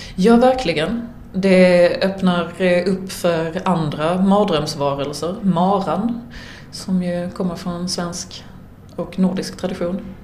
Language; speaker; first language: Swedish; native; Swedish